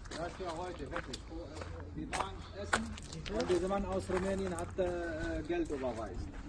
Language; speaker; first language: German; non-native, learner; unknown